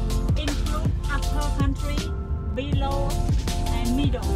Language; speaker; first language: English; non-native, learner; Khmer